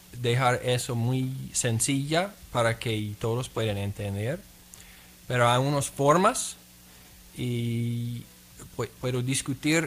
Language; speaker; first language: Spanish; non-native, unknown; English